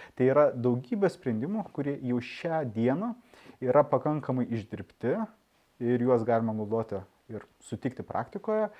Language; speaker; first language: Lithuanian; native; Lithuanian